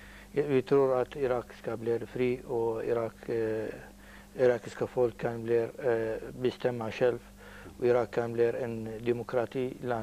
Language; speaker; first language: Swedish; non-native, learner; Arabic